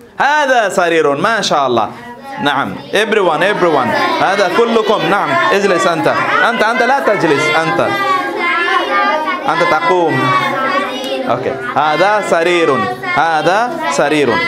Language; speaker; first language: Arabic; non-native, fluent; Bangla